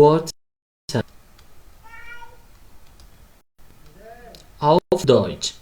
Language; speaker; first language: German; non-native, fluent; Pashto